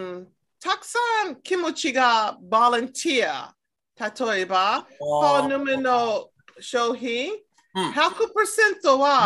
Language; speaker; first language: Japanese; non-native, learner; English